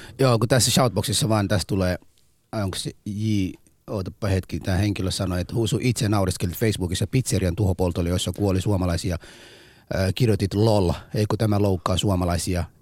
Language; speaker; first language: Finnish; non-native, fluent; Somali